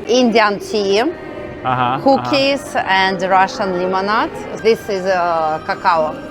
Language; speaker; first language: English; non-native, learner; Russian